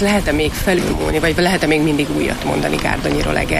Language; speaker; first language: Hungarian; native; Hungarian